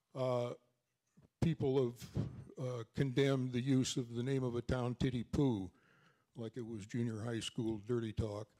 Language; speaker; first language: English; native; English